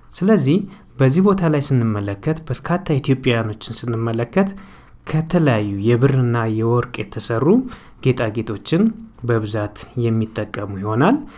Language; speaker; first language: Amharic; native; Amharic